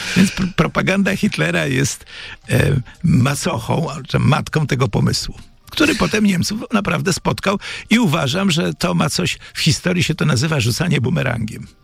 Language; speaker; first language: Polish; native; Polish